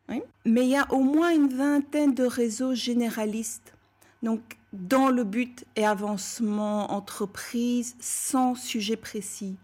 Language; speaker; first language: French; non-native, fluent; Bulgarian